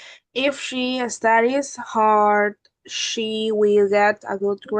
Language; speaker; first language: English; non-native, learner; Spanish